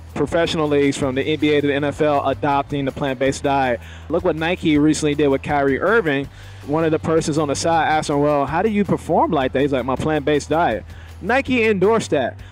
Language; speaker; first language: English; native; English